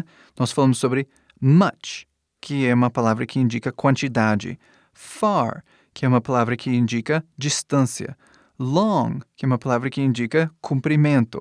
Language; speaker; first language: Portuguese; non-native, fluent; English